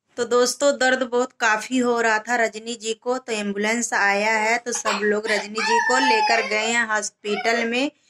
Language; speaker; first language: Hindi; native; Hindi